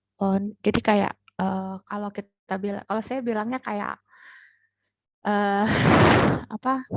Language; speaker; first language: Indonesian; native; Indonesian